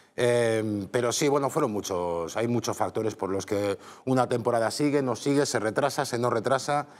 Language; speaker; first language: Spanish; native; Spanish